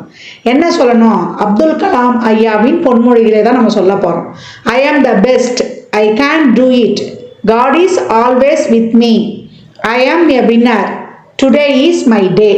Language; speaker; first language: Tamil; native; Tamil